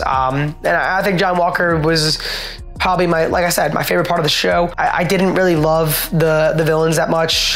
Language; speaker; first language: English; native; English